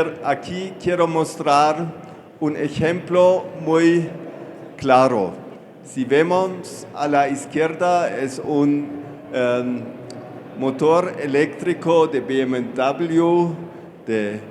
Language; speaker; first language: Spanish; non-native, fluent; German